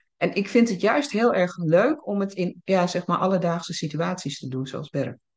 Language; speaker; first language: Dutch; early bilingual, other home language; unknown